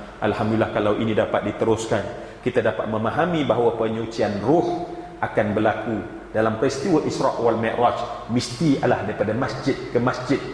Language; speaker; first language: Malay; native; Malay